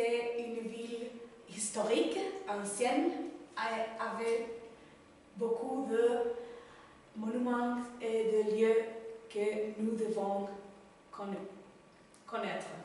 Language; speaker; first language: French; non-native, learner; Spanish